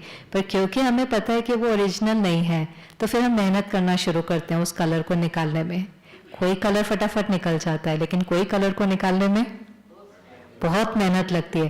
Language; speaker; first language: Hindi; native; Hindi